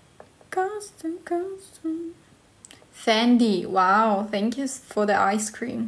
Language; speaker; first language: English; non-native, learner; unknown